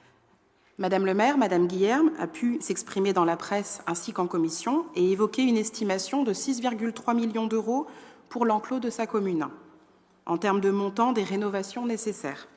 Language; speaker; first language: French; native; French